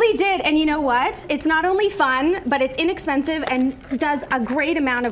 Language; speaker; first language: English; native; English